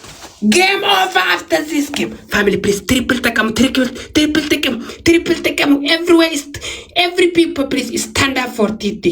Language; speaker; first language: English; non-native, learner; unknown